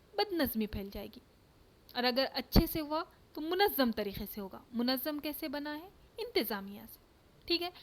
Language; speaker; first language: Urdu; native; Urdu